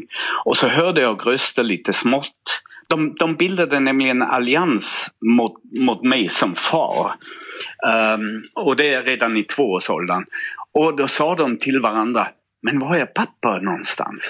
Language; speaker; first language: Swedish; non-native, fluent; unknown